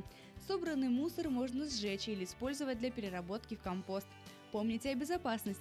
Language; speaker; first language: Russian; native; Russian